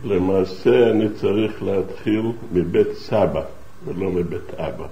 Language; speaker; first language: Hebrew; non-native, fluent; Yiddish